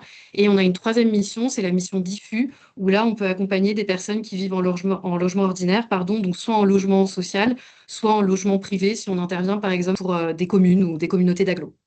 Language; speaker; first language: French; native; French